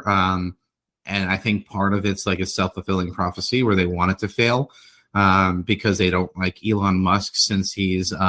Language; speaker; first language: English; native; English